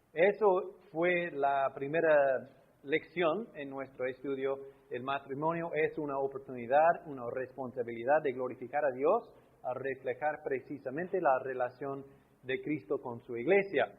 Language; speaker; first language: Spanish; non-native, fluent; English